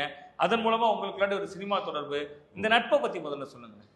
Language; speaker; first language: Tamil; native; Tamil